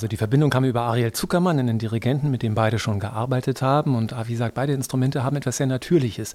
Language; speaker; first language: German; native; German